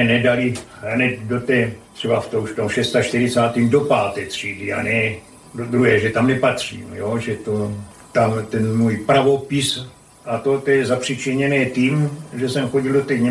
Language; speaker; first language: Czech; non-native, local second language; German